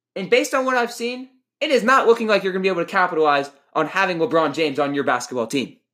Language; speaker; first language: English; native; English